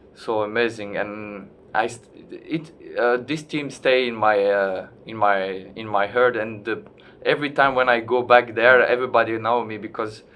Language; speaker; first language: English; non-native, learner; French